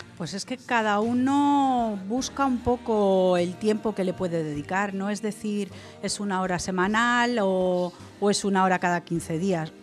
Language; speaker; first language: Spanish; native; Spanish